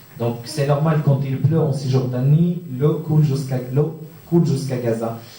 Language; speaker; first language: French; non-native, fluent; Arabic